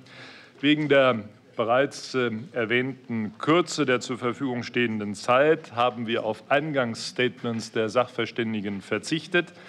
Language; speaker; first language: German; native; German